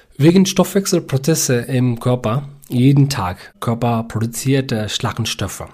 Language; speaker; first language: German; non-native, learner; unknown